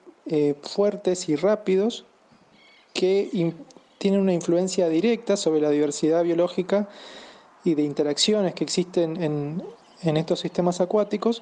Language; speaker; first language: Spanish; native; Spanish